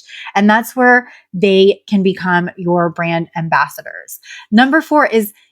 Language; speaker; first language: English; native; English